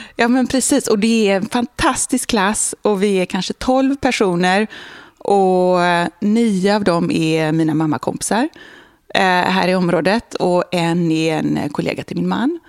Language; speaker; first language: Swedish; native; Swedish